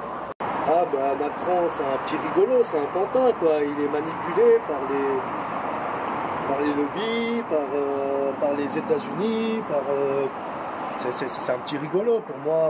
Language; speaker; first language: French; native; French